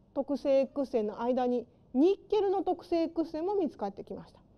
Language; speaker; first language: Japanese; native; Japanese